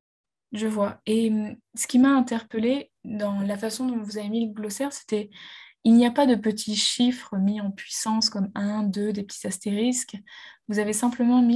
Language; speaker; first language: French; native; French